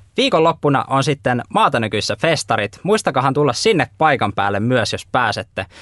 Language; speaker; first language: Finnish; native; Finnish